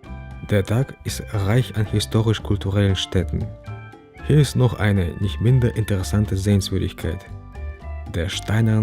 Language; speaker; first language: German; native; German